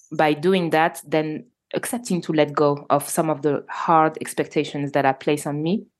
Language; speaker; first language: English; non-native, fluent; French